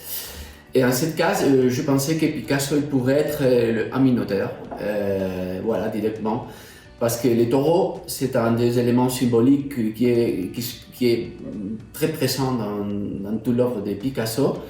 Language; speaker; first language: French; non-native, fluent; Spanish